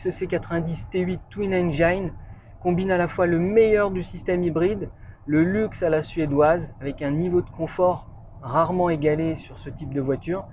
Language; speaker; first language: French; native; French